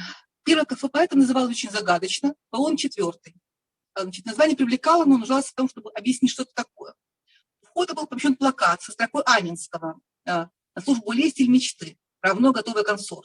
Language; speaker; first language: Russian; native; Russian